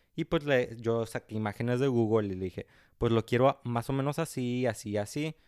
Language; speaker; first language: Spanish; early bilingual, heritage; Spanish